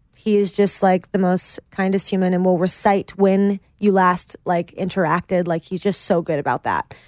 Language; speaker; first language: English; native; English